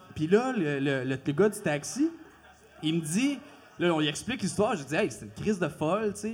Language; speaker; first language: French; native; French